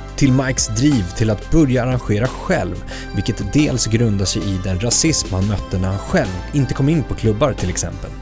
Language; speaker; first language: Swedish; native; Swedish